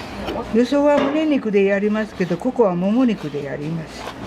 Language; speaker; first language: Japanese; native; Japanese